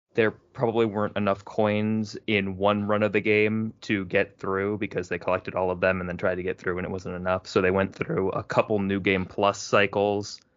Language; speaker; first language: English; native; English